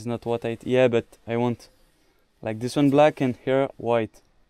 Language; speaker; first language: English; non-native, learner; French